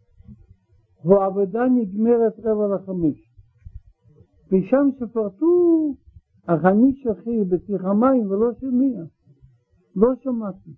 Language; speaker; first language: Hebrew; non-native, learner; Russian